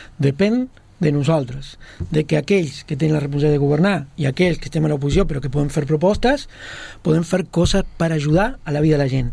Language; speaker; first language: Catalan; non-native, local second language; Spanish